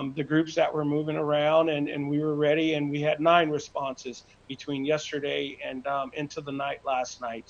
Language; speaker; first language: English; native; English